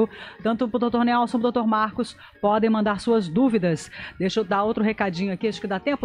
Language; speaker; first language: Portuguese; native; Portuguese